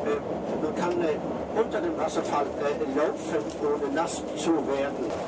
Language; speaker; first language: German; non-native, fluent; Norwegian